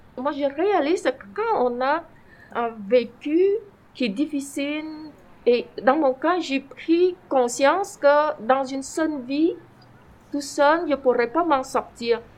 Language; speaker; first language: French; non-native, fluent; Vietnamese